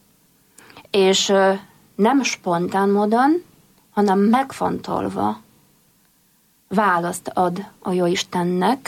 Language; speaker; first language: Hungarian; non-native, fluent; Polish